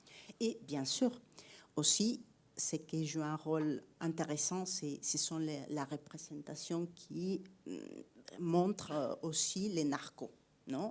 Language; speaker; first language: French; non-native, fluent; Spanish